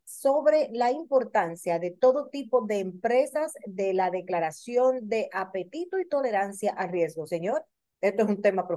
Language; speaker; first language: Spanish; native; Spanish